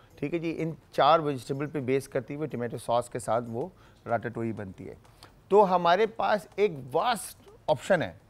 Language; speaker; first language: Urdu; native; Urdu